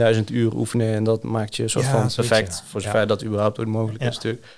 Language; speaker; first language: Dutch; early bilingual, other home language; Greek